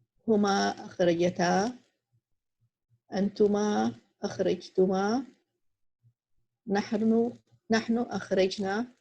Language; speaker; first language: Arabic; non-native, learner; English